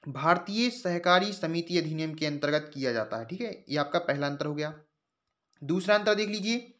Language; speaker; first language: Hindi; native; Hindi